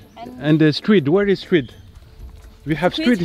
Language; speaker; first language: English; non-native, learner; French